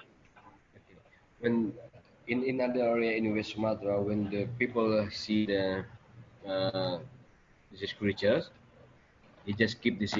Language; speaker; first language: English; non-native, learner; Indonesian